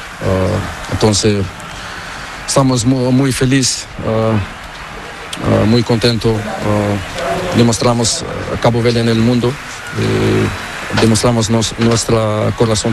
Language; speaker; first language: Spanish; non-native, learner; Portuguese